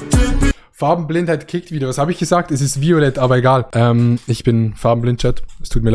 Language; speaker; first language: German; native; German